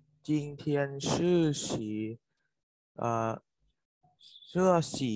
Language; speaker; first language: Chinese; non-native, learner; Thai